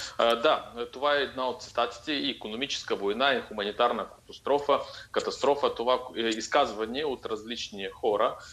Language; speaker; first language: Bulgarian; early bilingual, heritage; Bulgarian